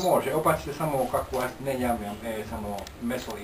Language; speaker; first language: Bulgarian; non-native, learner; Finnish